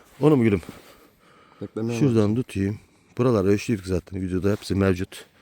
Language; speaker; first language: Turkish; native; Turkish